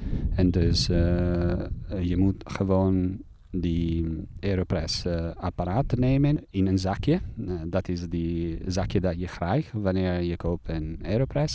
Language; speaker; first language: Dutch; non-native, fluent; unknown